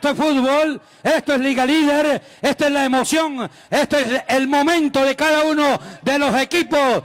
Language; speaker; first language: Spanish; native; Spanish